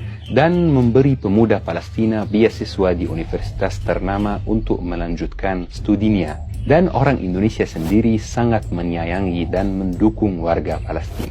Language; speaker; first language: Indonesian; non-native, fluent; Arabic